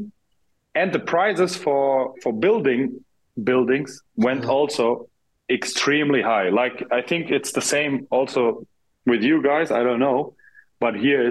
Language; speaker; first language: English; non-native, fluent; German